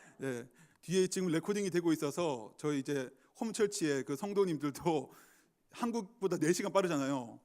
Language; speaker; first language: Korean; native; Korean